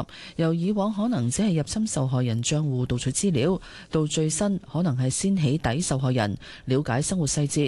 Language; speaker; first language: Cantonese; native; Cantonese